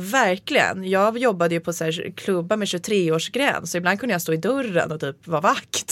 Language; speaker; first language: Swedish; native; Swedish